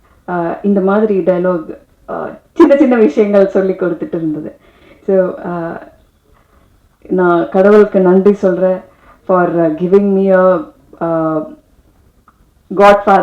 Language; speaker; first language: Tamil; non-native, fluent; Malayalam